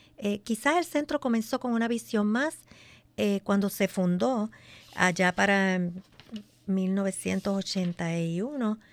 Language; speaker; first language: Spanish; native; Spanish